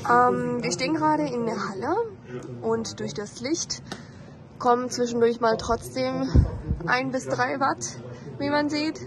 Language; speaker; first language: German; native; German